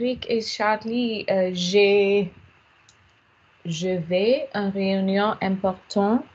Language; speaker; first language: French; non-native, learner; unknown